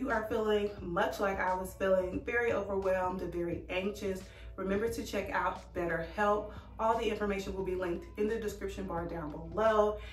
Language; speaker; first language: English; native; English